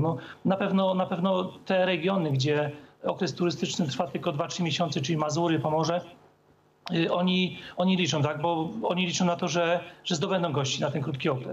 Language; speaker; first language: Polish; native; Polish